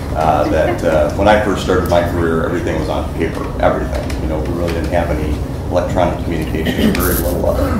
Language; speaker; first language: English; native; English